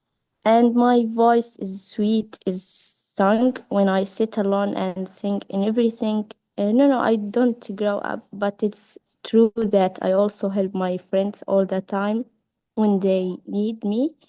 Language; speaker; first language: English; non-native, learner; Arabic